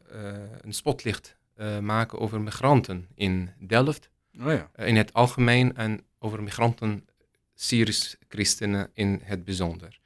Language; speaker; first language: Dutch; non-native, learner; Arabic